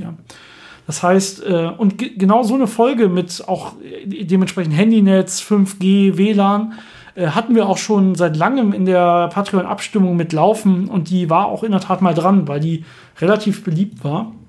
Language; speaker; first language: German; native; German